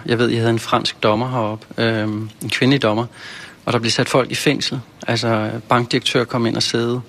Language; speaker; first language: Danish; native; Danish